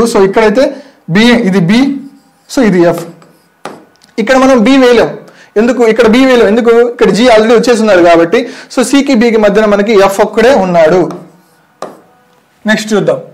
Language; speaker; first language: Telugu; native; Telugu